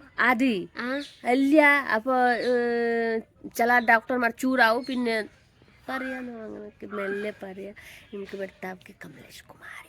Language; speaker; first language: Malayalam; non-native, learner; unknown